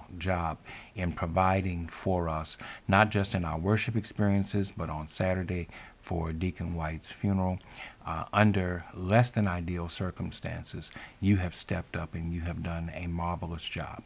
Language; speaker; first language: English; native; English